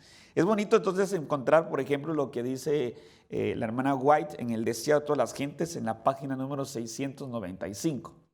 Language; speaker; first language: Spanish; native; Spanish